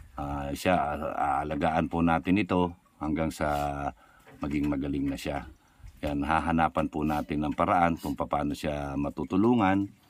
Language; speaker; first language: Filipino; native; Filipino